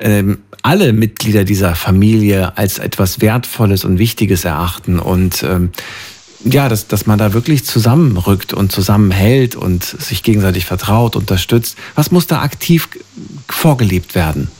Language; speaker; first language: German; native; German